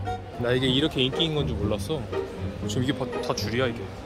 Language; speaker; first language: Korean; native; Korean